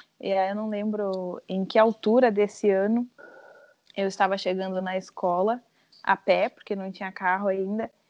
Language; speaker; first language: Portuguese; native; Portuguese